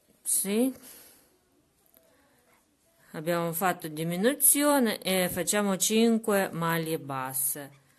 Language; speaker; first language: Italian; non-native, learner; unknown